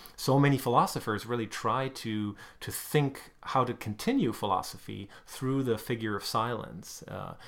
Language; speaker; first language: English; non-native, fluent; German